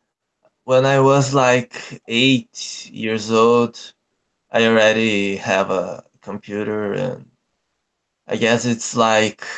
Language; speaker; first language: English; non-native, learner; Portuguese